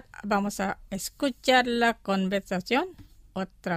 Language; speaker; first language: Spanish; non-native, fluent; Indonesian